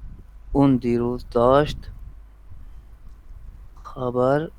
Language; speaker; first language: Persian; non-native, learner; Urdu